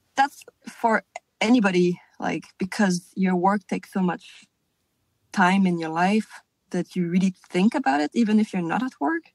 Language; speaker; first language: English; non-native, fluent; French